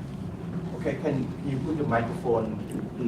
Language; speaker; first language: English; non-native, learner; Thai